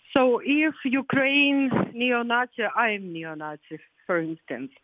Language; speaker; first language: English; non-native, fluent; Ukrainian